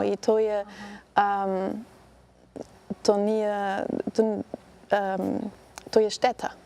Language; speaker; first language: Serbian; non-native, learner; German